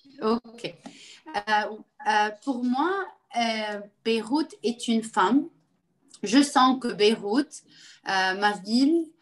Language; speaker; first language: French; non-native, local second language; Arabic